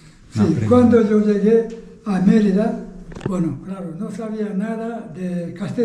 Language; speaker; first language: Spanish; non-native, fluent; Japanese